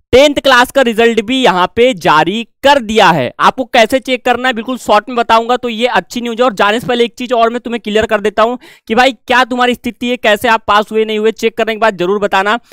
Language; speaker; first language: Hindi; native; Hindi